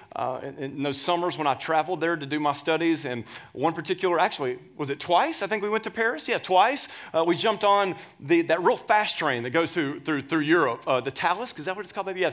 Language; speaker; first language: English; native; English